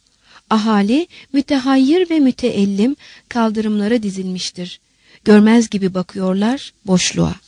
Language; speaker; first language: Turkish; native; Turkish